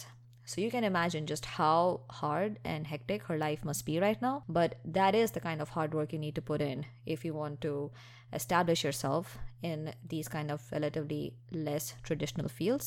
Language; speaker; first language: English; non-native, local second language; Hindi